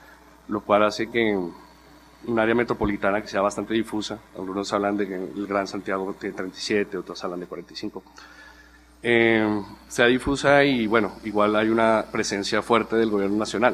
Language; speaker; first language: Spanish; native; Spanish